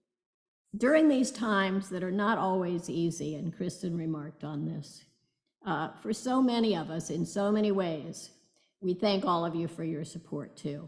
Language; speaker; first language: English; native; English